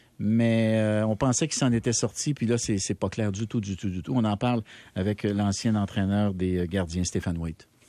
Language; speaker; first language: French; native; French